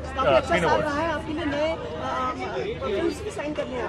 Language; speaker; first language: Hindi; native; Hindi